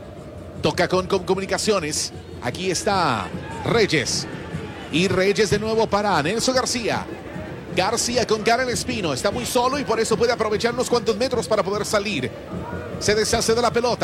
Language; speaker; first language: Spanish; native; Spanish